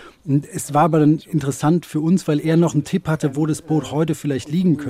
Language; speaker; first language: German; native; German